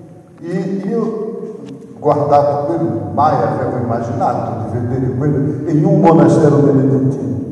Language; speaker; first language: Italian; non-native, fluent; Portuguese